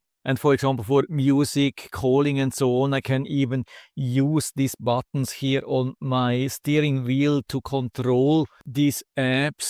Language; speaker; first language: English; non-native, fluent; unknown